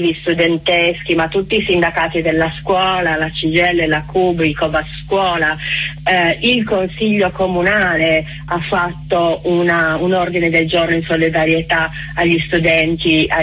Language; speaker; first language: Italian; native; Italian